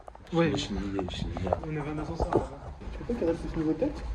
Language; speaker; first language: French; native; French